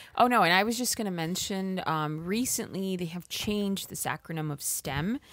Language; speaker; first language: English; early bilingual, other home language; Spanish